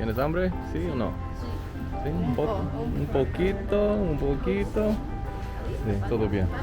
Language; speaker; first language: Spanish; non-native, learner; English